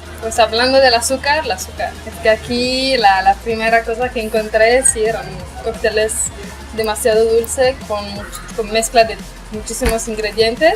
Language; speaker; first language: Spanish; non-native, fluent; Italian